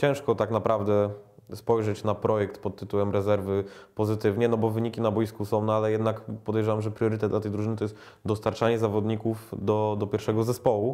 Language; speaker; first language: Polish; native; Polish